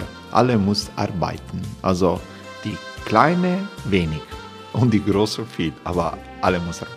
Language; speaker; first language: German; non-native, fluent; Croatian